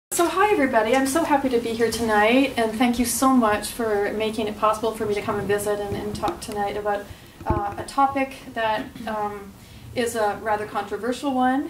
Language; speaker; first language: English; native; English